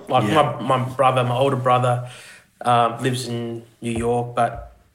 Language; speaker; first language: English; native; English